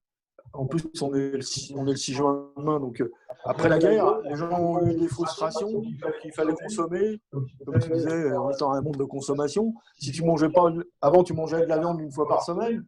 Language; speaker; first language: French; native; French